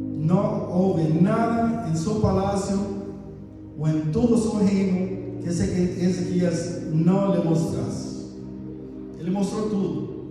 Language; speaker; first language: Portuguese; non-native, fluent; Spanish